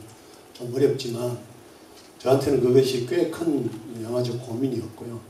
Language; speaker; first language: Korean; native; Korean